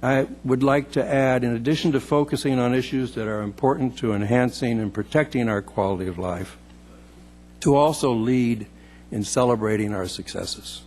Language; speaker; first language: English; native; English